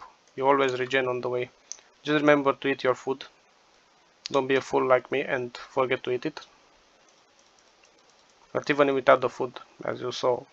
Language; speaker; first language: English; non-native, fluent; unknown